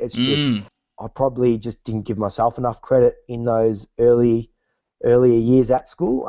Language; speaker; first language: English; native; English